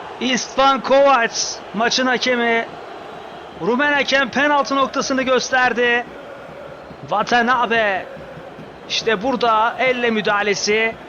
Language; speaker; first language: Turkish; native; Turkish